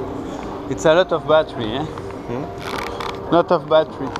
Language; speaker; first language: English; non-native, fluent; French